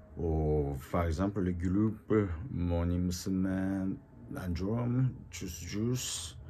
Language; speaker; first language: French; non-native, learner; Japanese